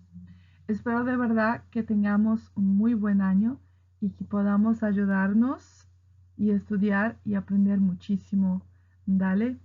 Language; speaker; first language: Spanish; non-native, fluent; Portuguese